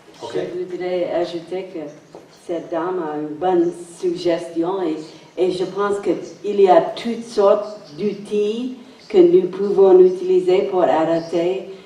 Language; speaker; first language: French; non-native, local second language; English